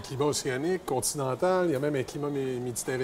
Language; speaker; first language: French; native; French